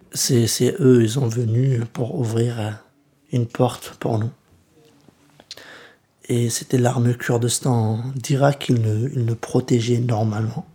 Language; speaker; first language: French; early bilingual, other home language; Kurdish